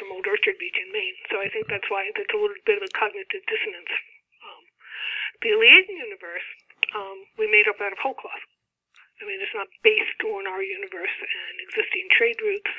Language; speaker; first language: English; native; English